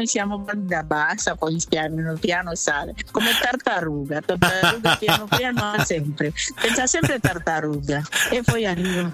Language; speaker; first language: Italian; non-native, learner; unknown